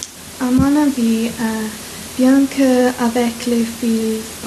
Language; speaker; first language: French; non-native, learner; English